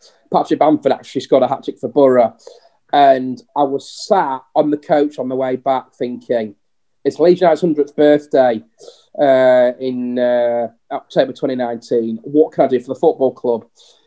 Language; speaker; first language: English; native; English